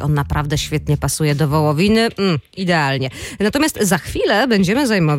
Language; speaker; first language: Polish; native; Polish